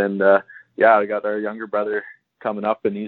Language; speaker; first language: English; native; English